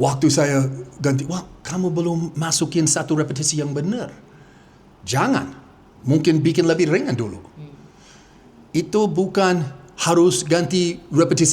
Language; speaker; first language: Indonesian; non-native, fluent; English